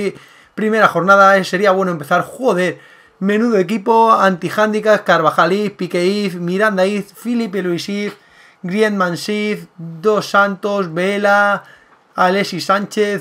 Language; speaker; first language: Spanish; native; Spanish